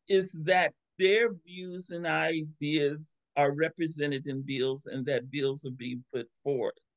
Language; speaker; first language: English; native; English